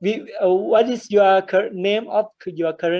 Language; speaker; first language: English; non-native, learner; Thai